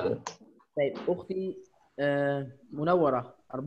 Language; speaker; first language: Arabic; non-native, fluent; Indonesian